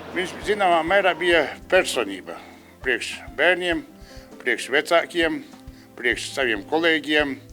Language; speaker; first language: Latvian; native; Latvian